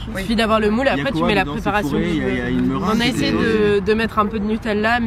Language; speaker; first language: French; native; French